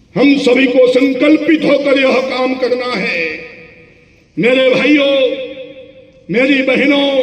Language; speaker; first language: Hindi; non-native, local second language; Gujarati